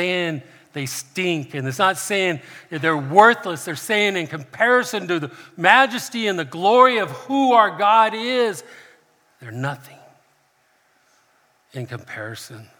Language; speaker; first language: English; native; English